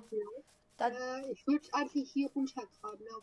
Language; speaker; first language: German; native; German